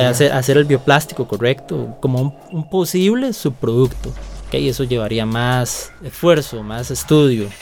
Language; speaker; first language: Spanish; native; Spanish